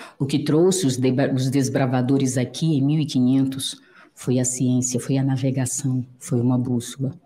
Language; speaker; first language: Portuguese; native; Portuguese